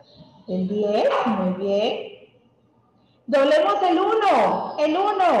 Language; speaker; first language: Spanish; native; Spanish